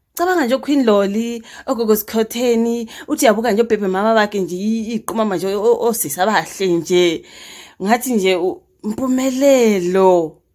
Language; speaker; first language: Zulu; native; Zulu